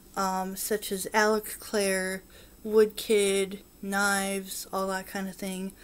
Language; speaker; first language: English; native; English